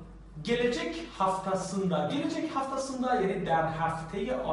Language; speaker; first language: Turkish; non-native, fluent; Persian